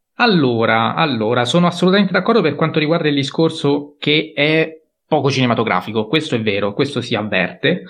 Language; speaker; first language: Italian; native; Italian